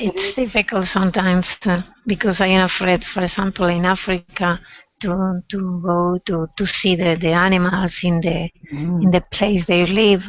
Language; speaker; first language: English; non-native, learner; Spanish